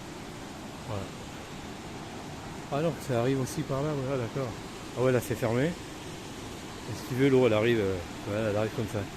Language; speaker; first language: French; native; French